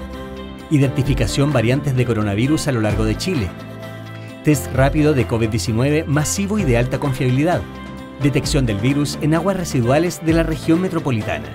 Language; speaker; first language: Spanish; native; Spanish